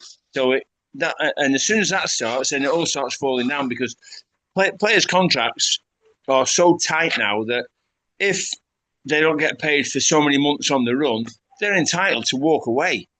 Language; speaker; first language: English; native; English